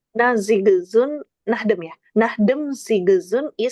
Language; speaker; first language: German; non-native, learner; Indonesian